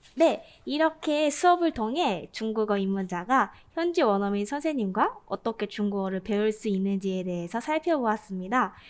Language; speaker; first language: Korean; native; Korean